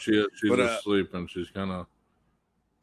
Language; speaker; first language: English; native; English